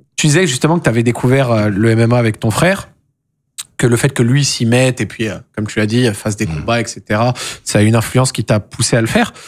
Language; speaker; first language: French; native; French